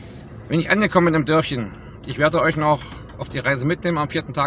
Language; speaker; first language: German; native; German